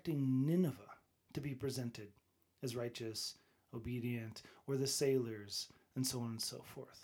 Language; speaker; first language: English; native; English